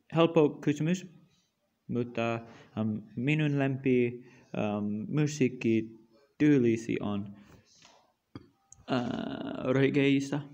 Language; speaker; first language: Finnish; non-native, learner; English